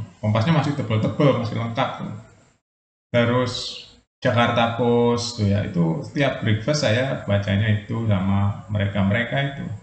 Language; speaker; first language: Indonesian; non-native, local second language; Javanese